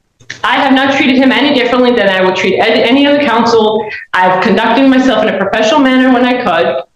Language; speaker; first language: English; native; English